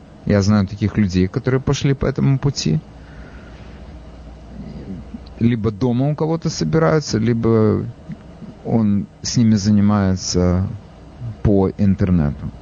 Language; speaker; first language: Russian; native; Russian